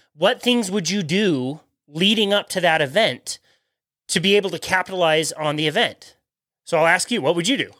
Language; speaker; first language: English; native; English